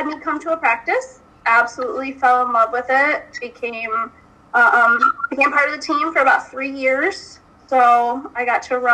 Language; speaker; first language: English; native; English